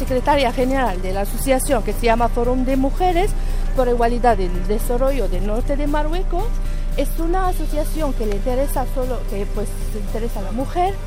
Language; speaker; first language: Spanish; non-native, learner; Arabic